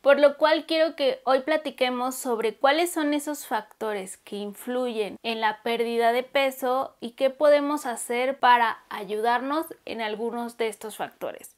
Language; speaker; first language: Spanish; native; Spanish